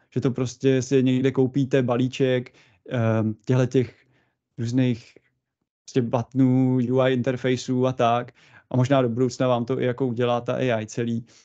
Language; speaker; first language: Czech; native; Czech